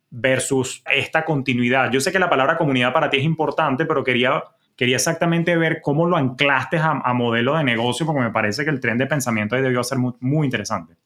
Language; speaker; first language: Spanish; native; Spanish